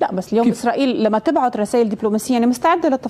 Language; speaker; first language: Arabic; native; Arabic